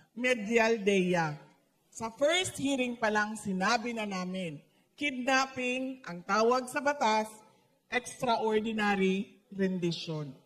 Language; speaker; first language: Filipino; non-native, local second language; Cebuano